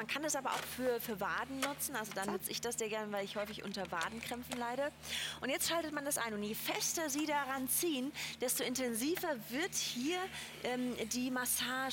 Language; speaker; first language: German; native; German